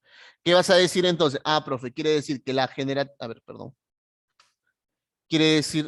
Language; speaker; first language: Spanish; native; Spanish